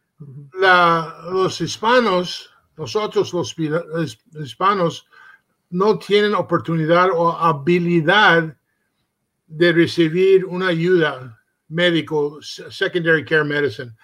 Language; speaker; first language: Spanish; early bilingual, heritage; Spanish